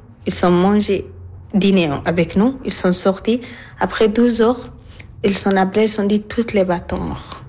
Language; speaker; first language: French; non-native, learner; Arabic